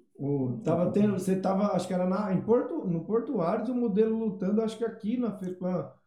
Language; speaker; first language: Portuguese; native; Portuguese